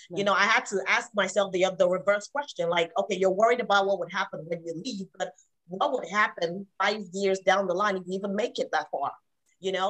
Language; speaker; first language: English; non-native, local second language; Igbo